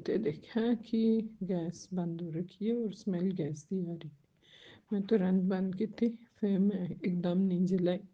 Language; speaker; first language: Hindi; non-native, local second language; Punjabi